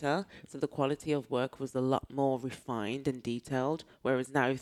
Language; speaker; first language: English; native; English